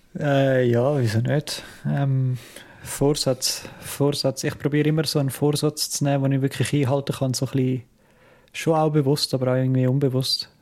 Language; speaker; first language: German; native; German